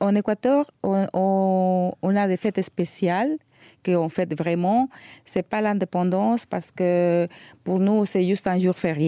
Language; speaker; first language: French; non-native, fluent; Spanish